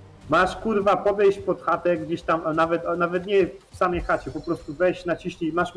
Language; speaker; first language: Polish; native; Polish